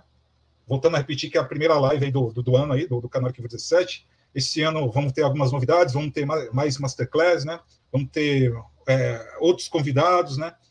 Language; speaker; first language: Portuguese; native; Portuguese